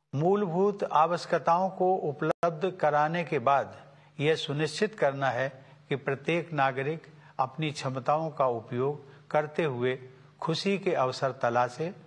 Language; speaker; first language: Hindi; native; Hindi